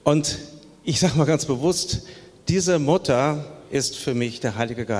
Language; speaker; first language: German; native; German